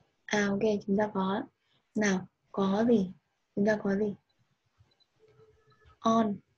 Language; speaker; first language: Vietnamese; native; Vietnamese